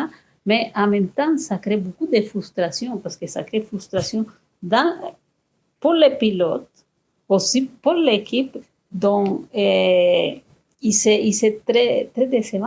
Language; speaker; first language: French; non-native, fluent; Spanish